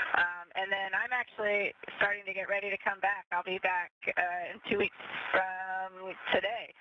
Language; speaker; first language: English; native; English